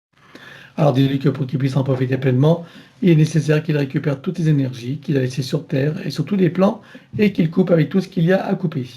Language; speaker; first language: French; native; French